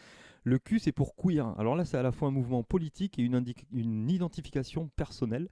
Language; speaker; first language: French; native; French